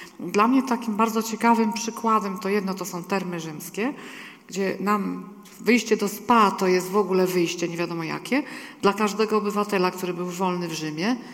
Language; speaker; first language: Polish; native; Polish